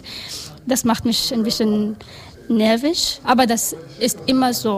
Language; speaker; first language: German; non-native, learner; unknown